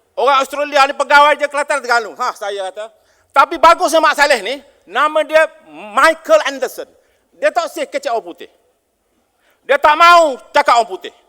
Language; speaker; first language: Malay; native; Malay